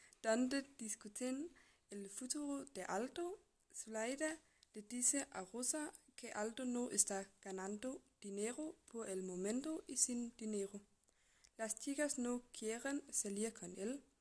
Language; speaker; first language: Spanish; non-native, learner; English